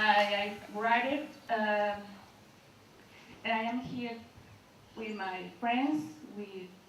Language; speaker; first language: English; non-native, learner; Spanish